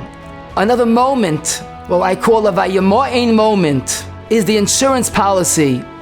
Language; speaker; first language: English; native; English